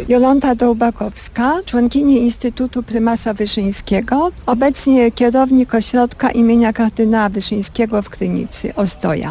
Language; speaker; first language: Polish; native; Polish